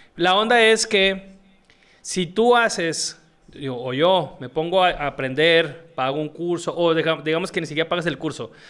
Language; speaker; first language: Spanish; native; Spanish